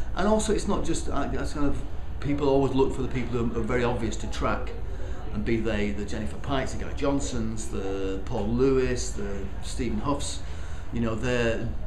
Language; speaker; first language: English; native; English